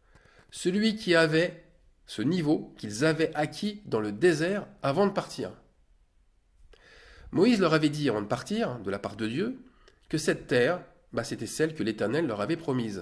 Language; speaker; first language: French; native; French